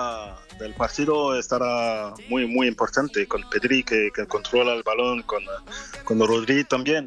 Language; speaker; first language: Spanish; non-native, fluent; French